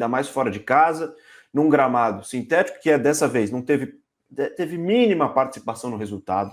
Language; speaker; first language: Portuguese; native; Portuguese